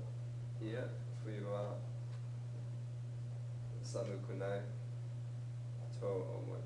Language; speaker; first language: Japanese; non-native, learner; English